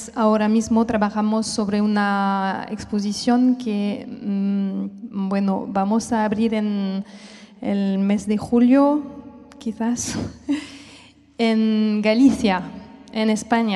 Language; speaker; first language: Spanish; non-native, fluent; French